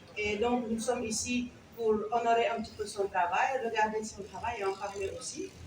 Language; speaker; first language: French; non-native, local second language; Wolof